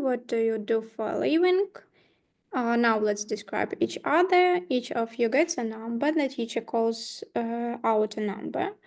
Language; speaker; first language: English; non-native, learner; Ukrainian